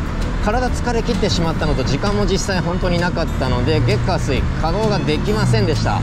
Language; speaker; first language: Japanese; native; Japanese